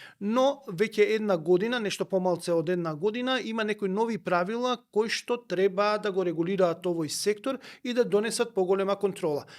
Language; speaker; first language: Macedonian; native; Macedonian